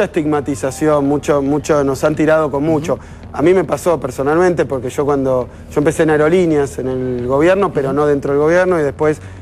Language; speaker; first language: Spanish; native; Spanish